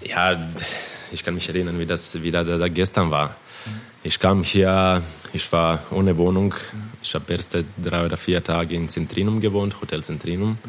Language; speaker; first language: German; non-native, fluent; Croatian